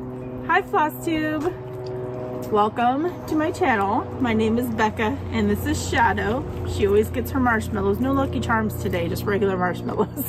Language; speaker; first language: English; native; English